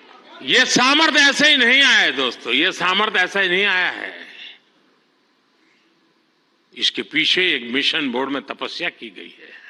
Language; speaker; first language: Hindi; non-native, local second language; Gujarati